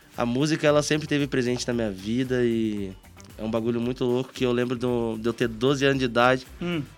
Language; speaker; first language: Portuguese; native; Portuguese